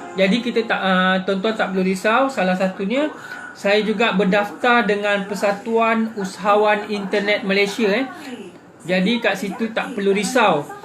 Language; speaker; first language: Malay; non-native, local second language; Buginese